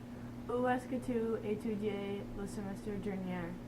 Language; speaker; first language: French; non-native, learner; English